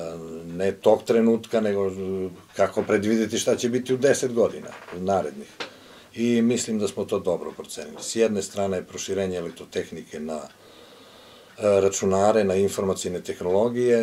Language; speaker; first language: Croatian; native; Croatian